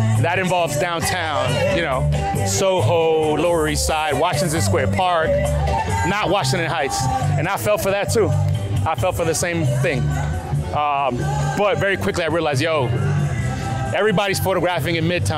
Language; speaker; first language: English; early bilingual, other home language; Spanish